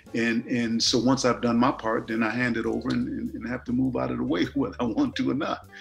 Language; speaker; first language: English; native; English